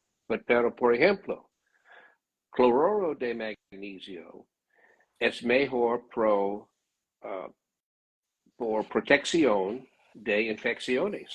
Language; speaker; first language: Spanish; non-native, learner; English